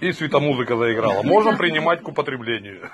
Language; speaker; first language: Russian; native; Russian